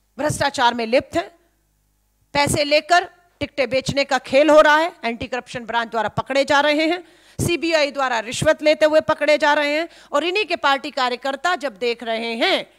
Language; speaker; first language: Hindi; native; Hindi